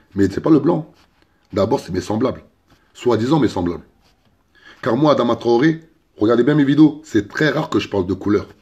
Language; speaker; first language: French; early bilingual, other home language; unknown